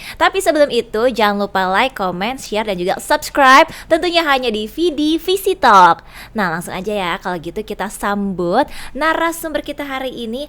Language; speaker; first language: Indonesian; native; Indonesian